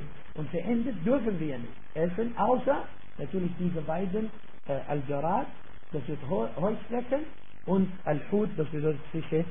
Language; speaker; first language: German; non-native, fluent; Arabic